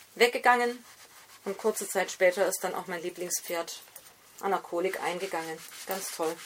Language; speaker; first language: German; native; German